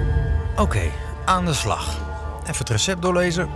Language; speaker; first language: Dutch; native; Dutch